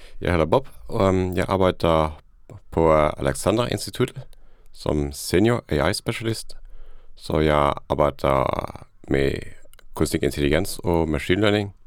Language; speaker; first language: Danish; non-native, fluent; Luxembourgish